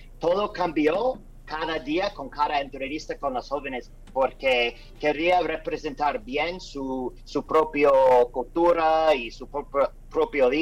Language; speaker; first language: Spanish; non-native, learner; English